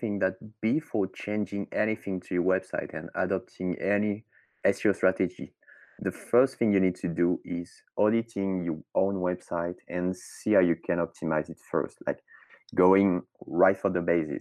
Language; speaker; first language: English; non-native, fluent; French